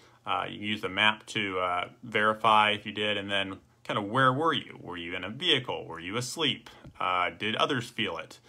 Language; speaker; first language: English; native; English